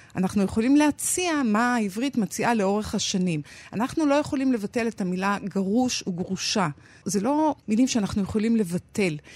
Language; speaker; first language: Hebrew; native; Hebrew